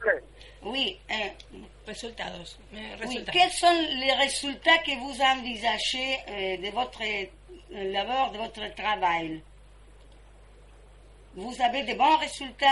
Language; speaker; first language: French; non-native, fluent; Spanish